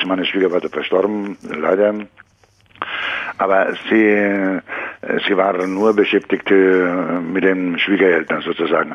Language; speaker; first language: German; non-native, fluent; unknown